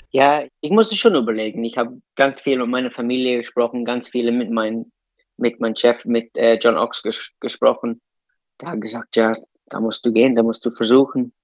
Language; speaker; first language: German; non-native, fluent; English